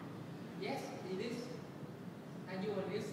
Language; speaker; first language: English; non-native, learner; Vietnamese